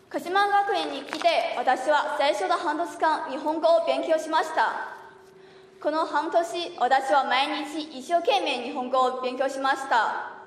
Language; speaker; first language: Japanese; non-native, learner; Chinese